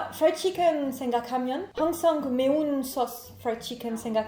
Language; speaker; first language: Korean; non-native, fluent; French